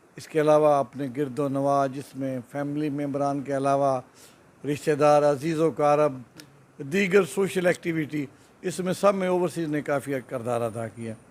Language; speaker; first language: Urdu; non-native, local second language; Punjabi